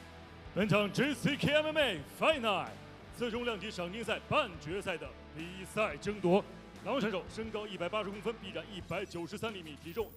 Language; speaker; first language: Chinese; native; Chinese